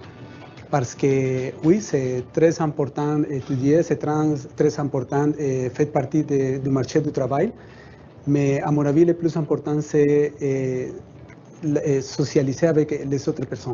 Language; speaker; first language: French; non-native, fluent; Spanish